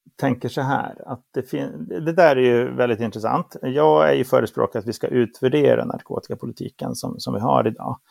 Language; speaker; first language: Swedish; native; Swedish